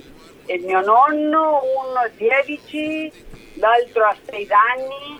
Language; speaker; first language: Italian; early bilingual, heritage; Spanish